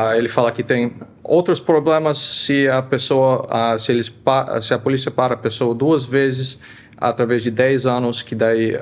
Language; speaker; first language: Portuguese; early bilingual, heritage; Portuguese